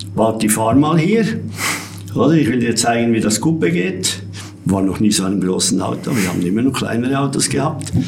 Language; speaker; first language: German; native; German